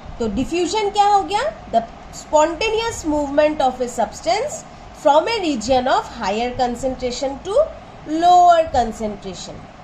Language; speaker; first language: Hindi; non-native, local second language; Bangla